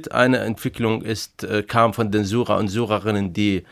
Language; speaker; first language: German; non-native, fluent; Arabic